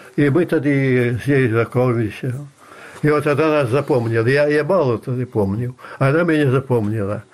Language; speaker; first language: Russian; non-native, fluent; Belarusian